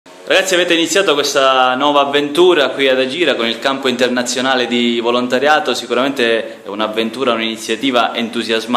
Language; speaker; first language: Italian; native; Italian